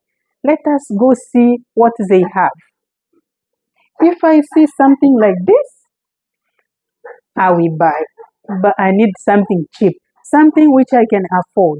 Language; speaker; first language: English; non-native, fluent; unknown